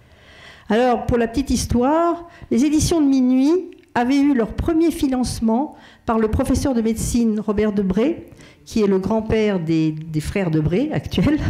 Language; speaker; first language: French; native; French